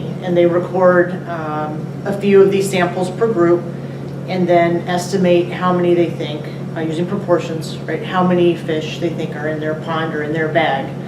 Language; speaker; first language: English; native; English